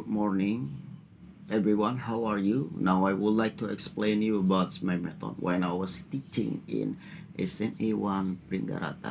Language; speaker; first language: English; non-native, learner; Indonesian